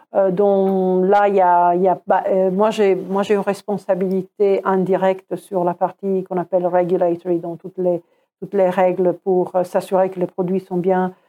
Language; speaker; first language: French; non-native, fluent; Croatian